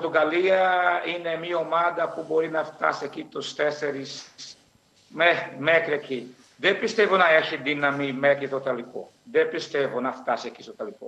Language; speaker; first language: Greek; non-native, fluent; Portuguese